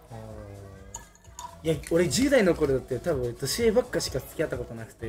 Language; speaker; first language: Japanese; early bilingual, other home language; Spanish